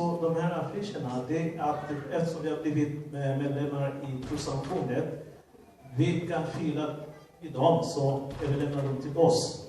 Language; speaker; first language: Swedish; non-native, fluent; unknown